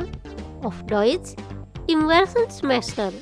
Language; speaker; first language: German; non-native, fluent; Indonesian